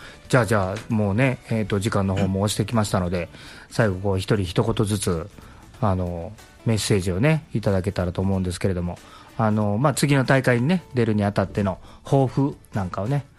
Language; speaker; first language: Japanese; native; Japanese